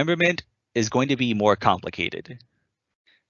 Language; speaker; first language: English; native; English